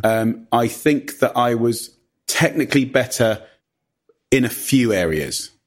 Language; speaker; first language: English; native; English